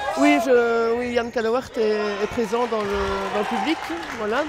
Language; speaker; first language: French; native; French